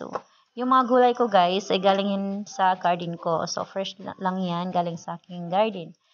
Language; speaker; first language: Filipino; non-native, local second language; Cebuano